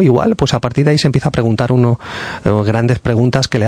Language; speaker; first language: Spanish; native; Spanish